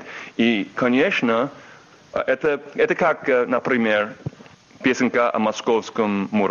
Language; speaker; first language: Russian; non-native, learner; English